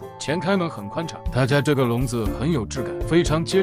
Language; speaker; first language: Chinese; native; Chinese